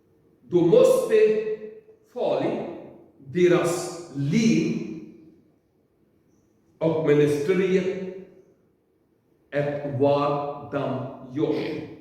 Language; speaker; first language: Swedish; non-native, learner; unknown